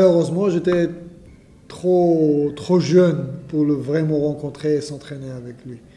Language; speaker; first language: French; non-native, fluent; Hebrew